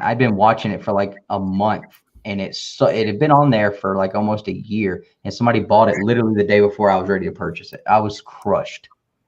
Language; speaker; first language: English; native; English